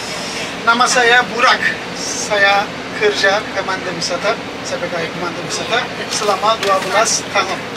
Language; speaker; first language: Indonesian; non-native, learner; Turkish